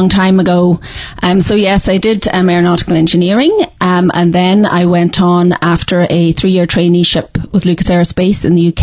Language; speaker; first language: English; native; English